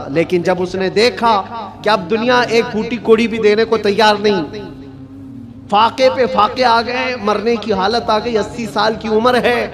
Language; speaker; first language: Urdu; native; Urdu